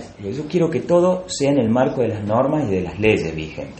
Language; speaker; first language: Spanish; native; Spanish